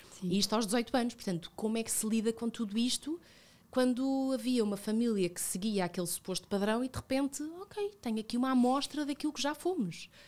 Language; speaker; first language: Portuguese; early bilingual, other home language; Spanish